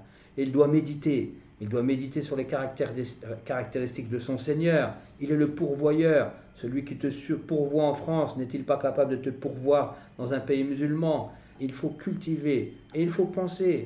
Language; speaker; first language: French; native; French